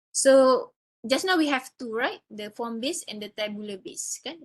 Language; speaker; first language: English; non-native, local second language; Malay